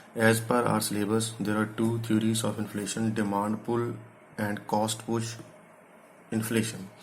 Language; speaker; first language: English; non-native, local second language; Punjabi